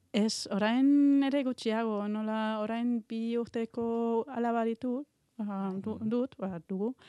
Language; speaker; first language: Basque; non-native, learner; German